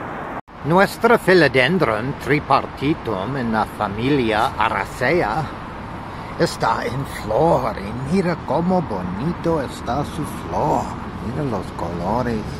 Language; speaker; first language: Spanish; non-native, learner; English